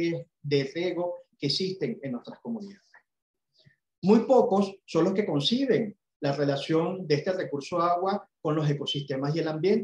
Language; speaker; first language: Spanish; native; Spanish